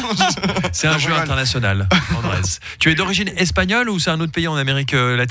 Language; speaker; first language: French; native; French